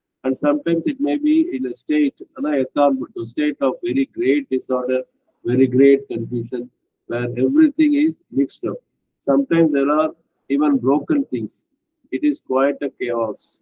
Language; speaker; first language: English; non-native, local second language; Tamil